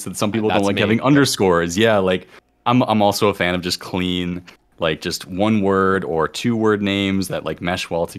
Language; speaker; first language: English; native; English